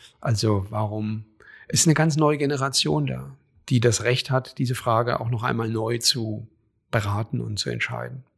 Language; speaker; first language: German; native; German